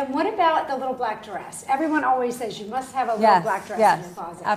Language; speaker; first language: English; native; English